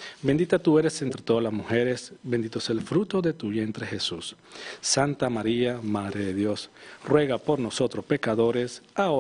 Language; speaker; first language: Spanish; native; Spanish